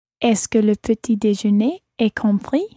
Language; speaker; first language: French; non-native, learner; English